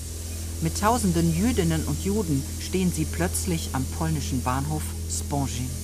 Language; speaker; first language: German; native; German